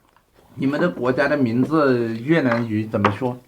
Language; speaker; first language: Chinese; early bilingual, heritage; Chinese